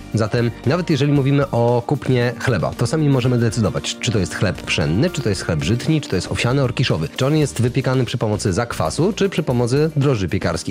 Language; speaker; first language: Polish; native; Polish